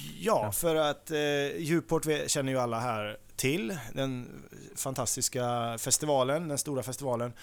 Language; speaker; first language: Swedish; native; Swedish